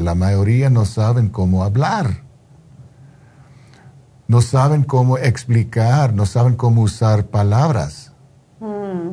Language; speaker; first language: Spanish; non-native, fluent; English